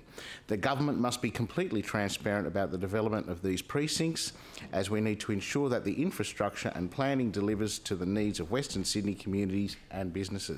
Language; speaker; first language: English; native; English